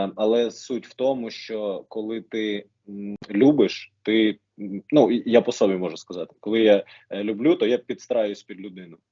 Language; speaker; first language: Ukrainian; non-native, local second language; Russian